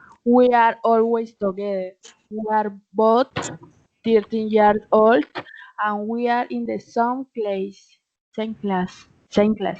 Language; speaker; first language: English; non-native, learner; Spanish